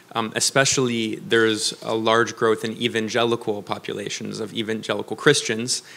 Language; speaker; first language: Spanish; non-native, fluent; English